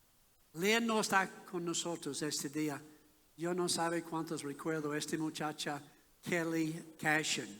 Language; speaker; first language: Spanish; non-native, learner; English